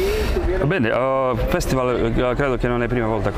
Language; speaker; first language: Italian; non-native, fluent; Croatian